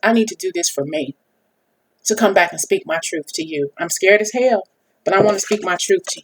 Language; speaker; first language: English; native; English